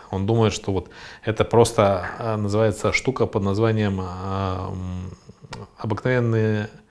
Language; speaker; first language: Russian; native; Russian